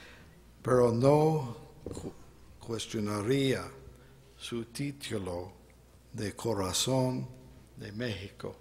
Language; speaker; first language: Spanish; non-native, fluent; English